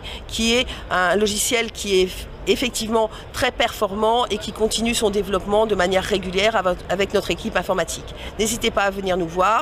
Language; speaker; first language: French; native; French